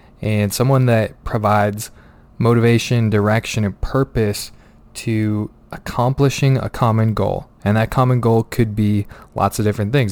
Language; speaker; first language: English; native; English